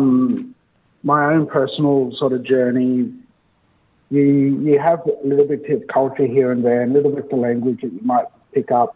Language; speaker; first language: English; native; English